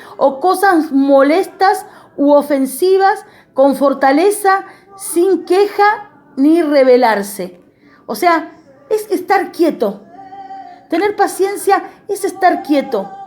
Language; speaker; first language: Spanish; native; Spanish